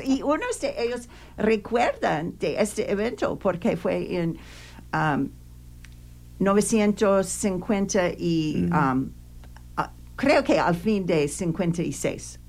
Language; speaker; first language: Spanish; non-native, learner; English